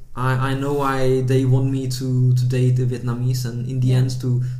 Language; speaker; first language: English; early bilingual, heritage; Czech